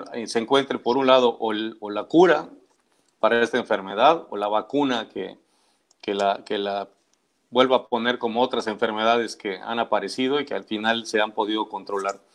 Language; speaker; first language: Spanish; native; Spanish